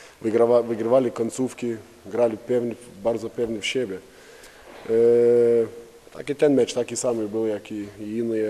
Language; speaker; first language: Polish; non-native, fluent; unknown